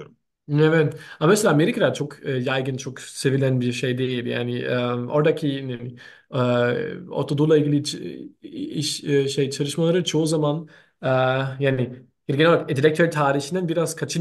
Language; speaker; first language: Turkish; non-native, learner; German